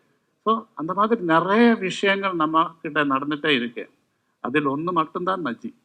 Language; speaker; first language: Tamil; non-native, local second language; Malayalam